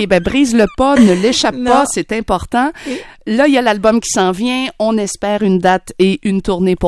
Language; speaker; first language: French; native; French